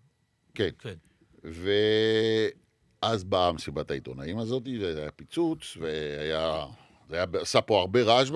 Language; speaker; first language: Hebrew; native; Hebrew